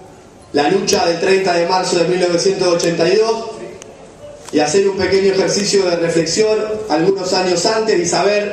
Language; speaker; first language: Spanish; native; Spanish